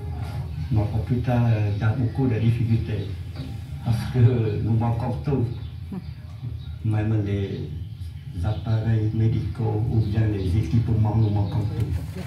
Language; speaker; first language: French; non-native, learner; Khmer